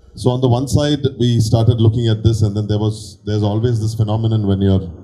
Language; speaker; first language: English; non-native, local second language; Tamil